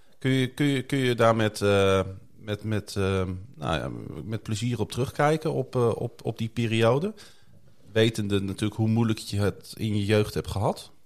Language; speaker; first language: Dutch; native; Dutch